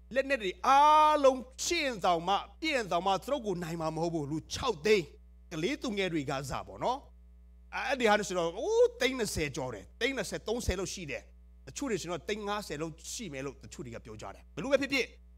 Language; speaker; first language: Burmese; non-native, local second language; Hakha Chin